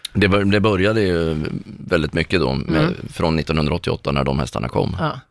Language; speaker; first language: Swedish; native; Swedish